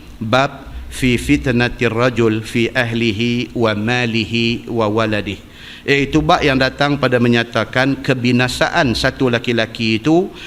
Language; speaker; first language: Malay; native; Malay